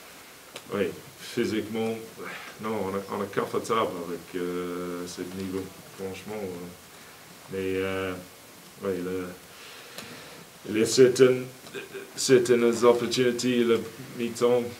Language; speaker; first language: French; non-native, learner; English